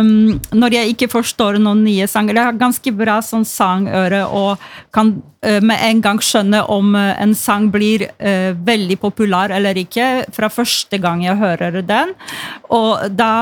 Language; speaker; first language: Norwegian; non-native, fluent; Polish